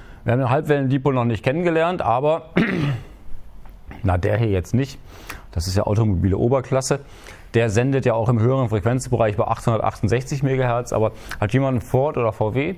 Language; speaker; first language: German; native; German